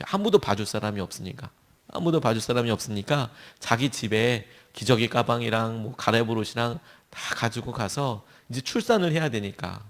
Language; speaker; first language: Korean; native; Korean